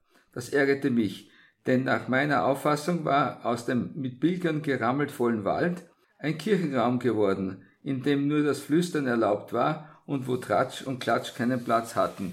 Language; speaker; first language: German; native; German